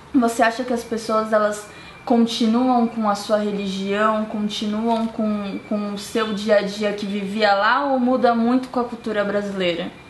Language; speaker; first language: Portuguese; native; Portuguese